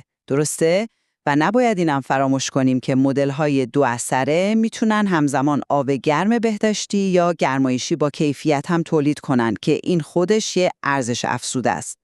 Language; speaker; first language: Persian; native; Persian